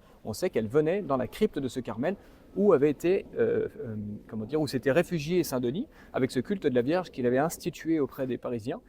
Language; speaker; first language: French; native; French